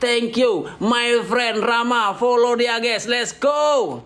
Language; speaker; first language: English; non-native, learner; Indonesian